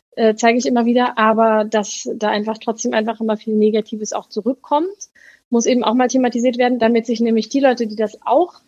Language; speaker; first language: German; native; German